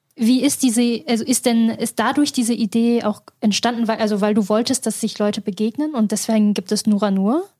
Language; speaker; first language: German; native; German